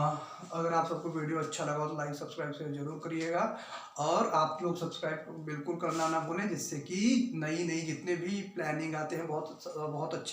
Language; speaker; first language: Hindi; native; Hindi